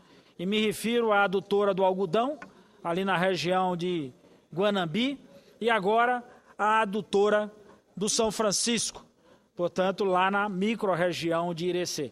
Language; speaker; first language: Portuguese; native; Portuguese